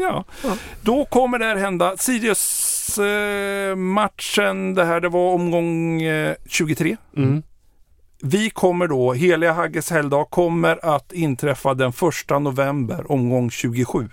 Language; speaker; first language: Swedish; native; Swedish